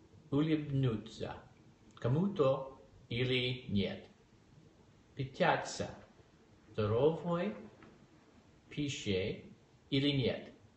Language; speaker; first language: Russian; non-native, learner; English